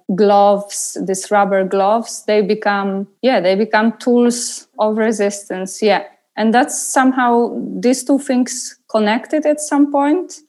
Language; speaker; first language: English; non-native, fluent; Polish